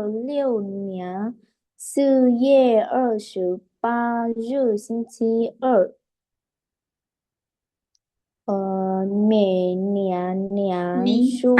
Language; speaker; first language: Chinese; non-native, learner; Lao